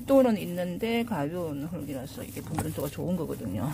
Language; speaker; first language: Korean; native; Korean